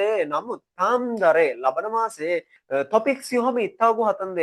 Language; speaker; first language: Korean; non-native, fluent; Sinhala